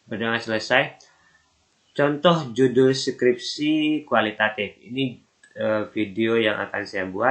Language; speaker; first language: Indonesian; native; Indonesian